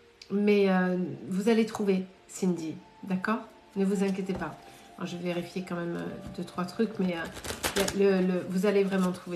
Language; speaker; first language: French; native; French